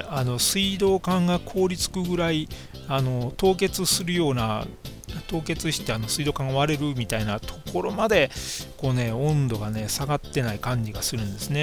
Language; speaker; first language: Japanese; native; Japanese